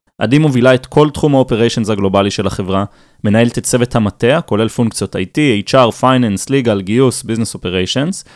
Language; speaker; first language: Hebrew; native; Hebrew